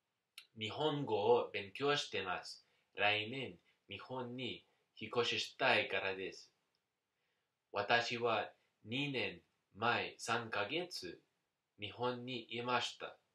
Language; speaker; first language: Japanese; non-native, learner; English